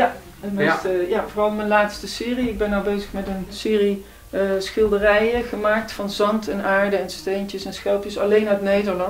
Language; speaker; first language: Dutch; native; Dutch